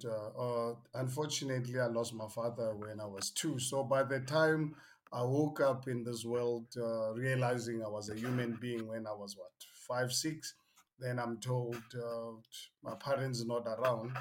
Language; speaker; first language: English; non-native, local second language; Northern Sotho